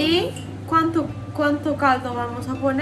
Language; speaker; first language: Spanish; non-native, fluent; Turkish